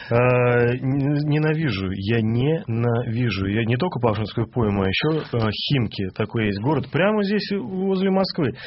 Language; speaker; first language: Russian; native; Russian